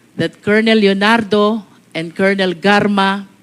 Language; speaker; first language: English; non-native, local second language; Filipino